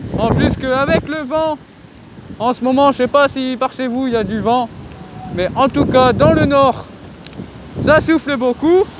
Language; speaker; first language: French; native; French